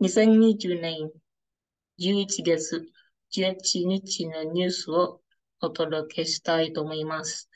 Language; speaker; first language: Japanese; non-native, learner; Indonesian